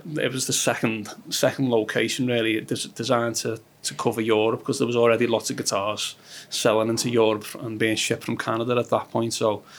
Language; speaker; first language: English; native; English